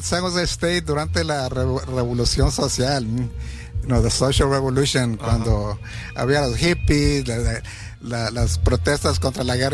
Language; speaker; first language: Spanish; early bilingual, heritage; Spanish